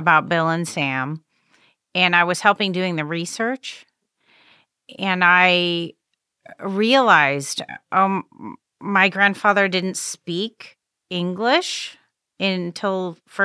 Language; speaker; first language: English; native; English